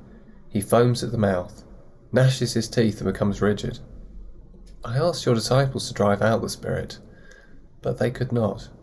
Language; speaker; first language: English; native; English